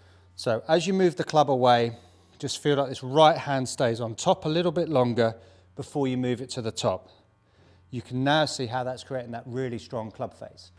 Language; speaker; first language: English; native; English